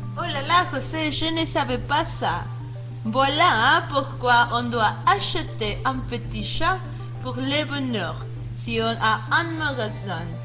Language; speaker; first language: French; non-native, learner; Spanish